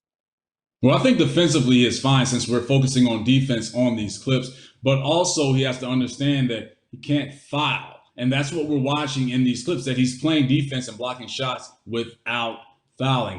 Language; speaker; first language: English; native; English